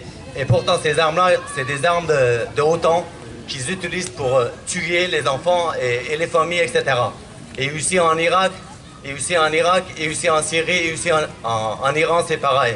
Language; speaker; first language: French; non-native, fluent; Kurdish